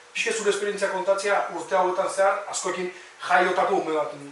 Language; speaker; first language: Basque; native; Basque